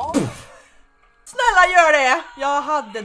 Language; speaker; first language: Swedish; native; Swedish